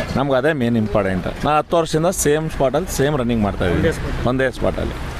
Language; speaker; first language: Kannada; native; Kannada